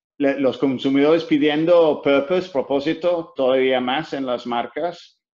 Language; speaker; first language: Spanish; non-native, fluent; English